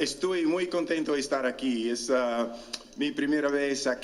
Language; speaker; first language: Spanish; non-native, learner; English